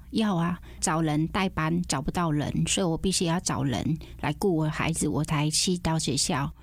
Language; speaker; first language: Chinese; non-native, fluent; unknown